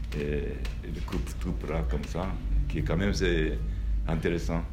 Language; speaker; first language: French; non-native, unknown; Japanese